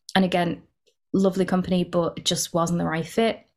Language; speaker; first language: English; native; English